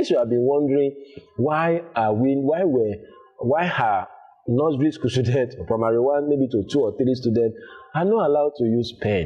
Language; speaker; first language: English; non-native, local second language; Yoruba